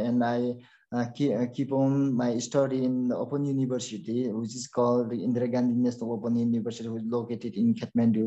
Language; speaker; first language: English; non-native, learner; Sherpa